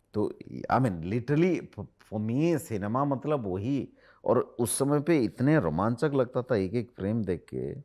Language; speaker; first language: Hindi; non-native, local second language; Odia